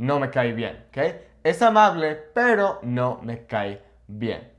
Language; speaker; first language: Spanish; non-native, fluent; English